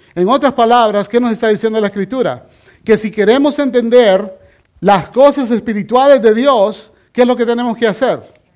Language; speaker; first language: Spanish; native; Spanish